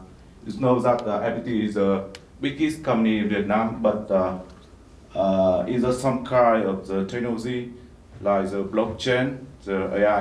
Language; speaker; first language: English; non-native, learner; Vietnamese